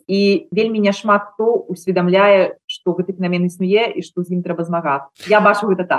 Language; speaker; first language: Belarusian; non-native, local second language; Russian